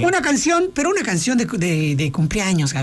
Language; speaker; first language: Spanish; native; Spanish